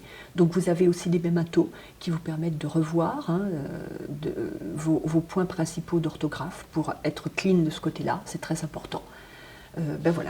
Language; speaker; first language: French; native; French